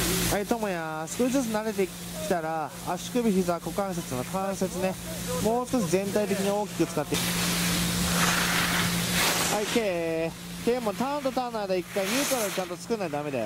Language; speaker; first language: Japanese; native; Japanese